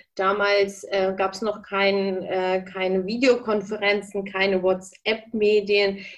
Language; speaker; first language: German; early bilingual, other home language; Russian